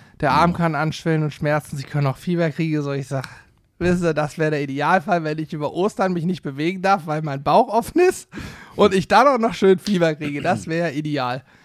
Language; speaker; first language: German; native; German